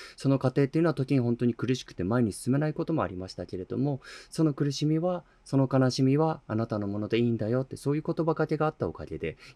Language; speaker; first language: Japanese; native; Japanese